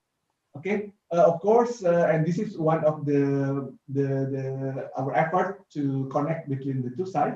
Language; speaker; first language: English; non-native, fluent; Indonesian